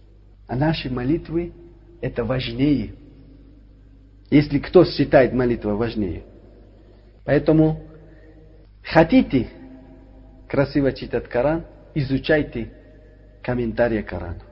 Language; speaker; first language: Russian; non-native, learner; Uzbek